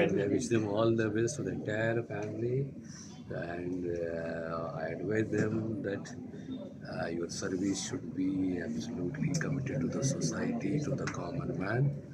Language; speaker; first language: English; non-native, local second language; Telugu